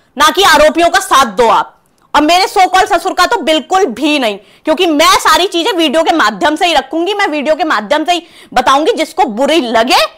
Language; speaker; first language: Hindi; native; Hindi